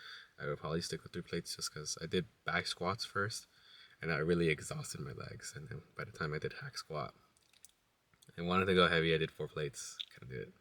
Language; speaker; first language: English; native; English